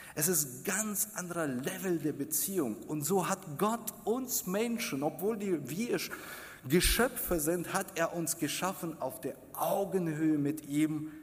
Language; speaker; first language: German; non-native, fluent; Russian